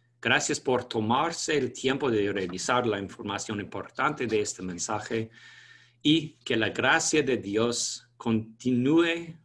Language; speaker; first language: Spanish; non-native, fluent; English